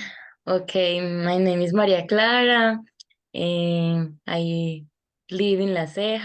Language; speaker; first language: English; non-native, learner; Spanish